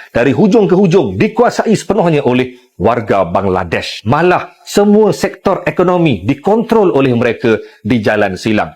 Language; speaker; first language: Malay; native; Malay